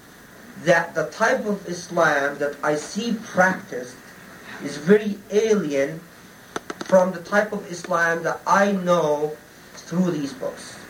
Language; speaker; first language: English; non-native, fluent; Arabic